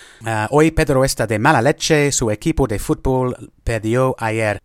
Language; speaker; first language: Spanish; non-native, fluent; English